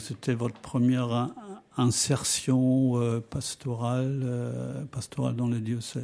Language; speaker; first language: French; non-native, fluent; German